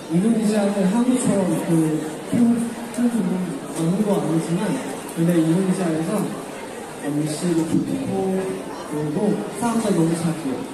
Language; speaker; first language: Korean; non-native, learner; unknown